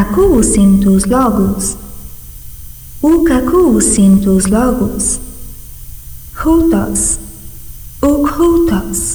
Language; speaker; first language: Greek; non-native, fluent; Portuguese